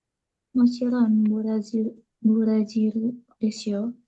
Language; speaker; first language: Japanese; non-native, learner; Indonesian